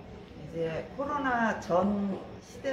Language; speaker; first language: Korean; native; Korean